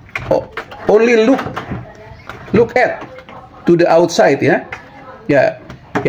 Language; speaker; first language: English; non-native, learner; Indonesian